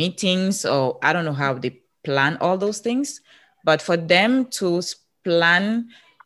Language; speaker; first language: English; non-native, local second language; French